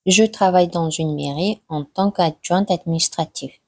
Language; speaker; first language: French; non-native, fluent; Mongolian